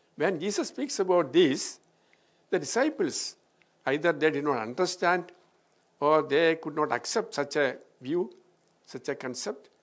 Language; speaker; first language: English; non-native, local second language; Malayalam